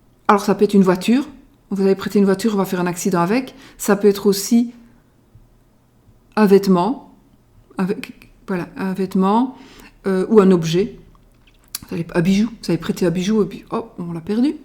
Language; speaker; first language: French; native; French